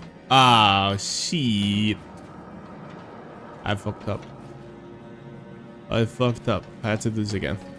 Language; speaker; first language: English; non-native, fluent; Spanish